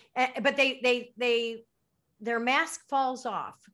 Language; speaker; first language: English; native; English